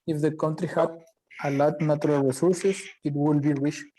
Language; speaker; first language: English; non-native, learner; Spanish